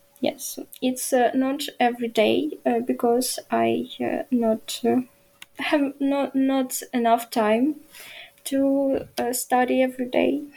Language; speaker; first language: English; non-native, learner; Ukrainian